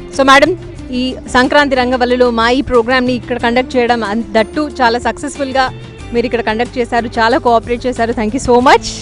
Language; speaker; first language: Telugu; native; Telugu